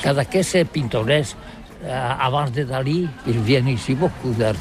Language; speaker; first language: French; non-native, learner; Catalan